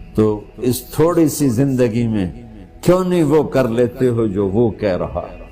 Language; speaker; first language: Urdu; non-native, local second language; Punjabi